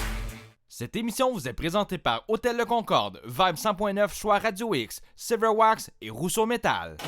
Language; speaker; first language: French; native; French